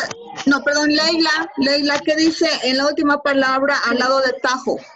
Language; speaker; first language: Spanish; native; Spanish